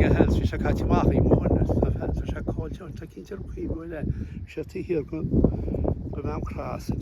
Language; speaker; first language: Irish; native; Irish